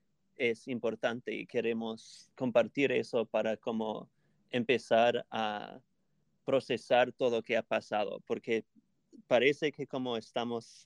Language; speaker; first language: Spanish; non-native, fluent; English